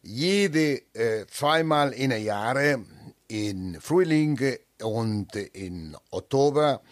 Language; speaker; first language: German; non-native, learner; Italian